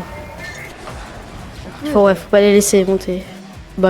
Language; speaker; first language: French; native; French